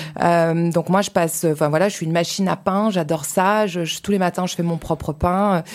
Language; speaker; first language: French; native; French